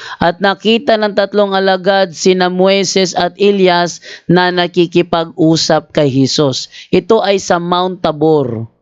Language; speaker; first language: Filipino; native; Filipino